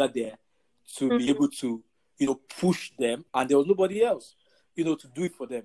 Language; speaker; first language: English; non-native, local second language; Yoruba